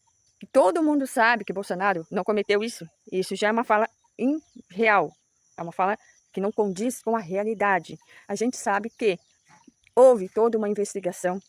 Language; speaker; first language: Portuguese; native; Portuguese